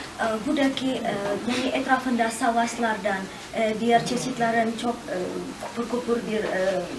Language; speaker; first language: Turkish; non-native, learner; Indonesian